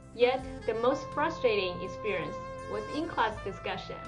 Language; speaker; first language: English; non-native, fluent; Chinese